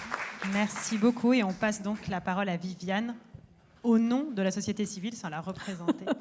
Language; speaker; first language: French; native; French